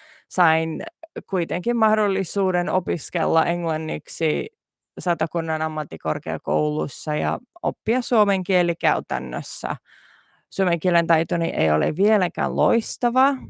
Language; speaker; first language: Finnish; non-native, learner; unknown